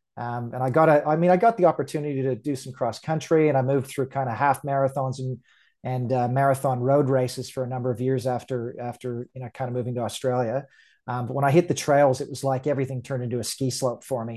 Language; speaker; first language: English; native; English